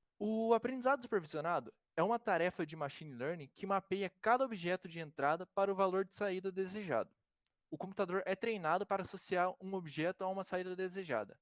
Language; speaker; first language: Portuguese; native; Portuguese